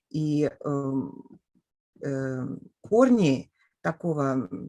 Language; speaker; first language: Russian; native; Russian